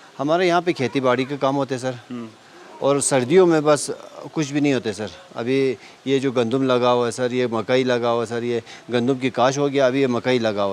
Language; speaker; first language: Hindi; non-native, local second language; Balti